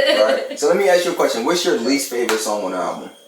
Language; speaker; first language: English; native; English